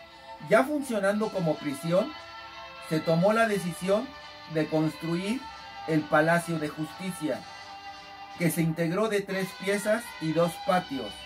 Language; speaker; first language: Spanish; native; Spanish